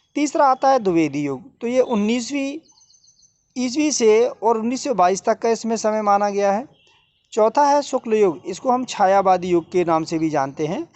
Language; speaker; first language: Hindi; native; Hindi